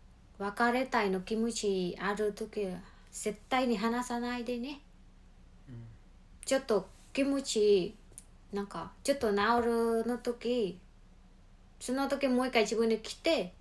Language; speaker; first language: Japanese; non-native, learner; Mongolian